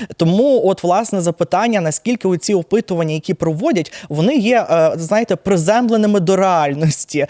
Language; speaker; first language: Ukrainian; native; Ukrainian